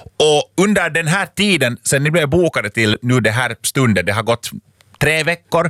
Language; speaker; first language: Swedish; native; Swedish